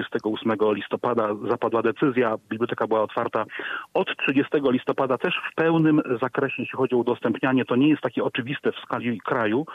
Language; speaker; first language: Polish; native; Polish